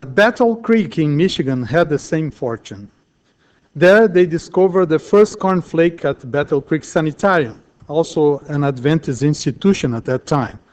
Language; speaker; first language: English; non-native, fluent; Portuguese